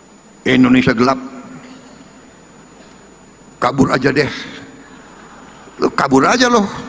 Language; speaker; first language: Indonesian; native; Indonesian